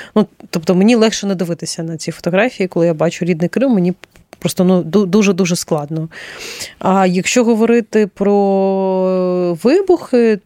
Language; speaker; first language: Ukrainian; non-native, local second language; Russian